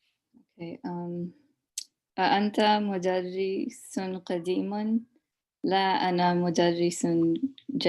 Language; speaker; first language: Arabic; non-native, learner; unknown